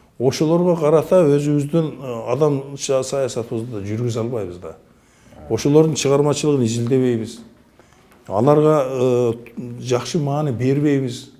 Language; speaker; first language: Kyrgyz; native; Kyrgyz